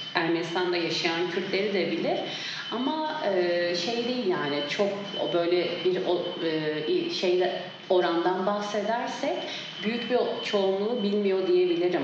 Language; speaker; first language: Turkish; non-native, local second language; Kurdish